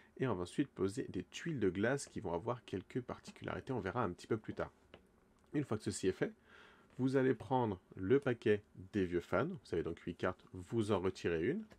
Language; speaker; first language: French; native; French